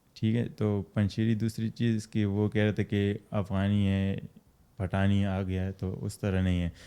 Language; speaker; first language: Urdu; non-native, local second language; Pashto